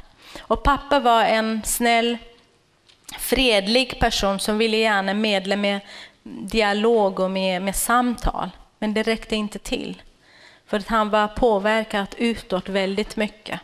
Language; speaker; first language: Swedish; non-native, fluent; Kurdish